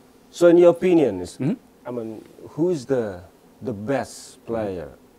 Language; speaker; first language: English; non-native, fluent; Indonesian